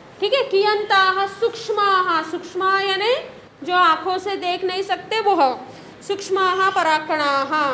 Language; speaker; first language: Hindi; non-native, local second language; Marathi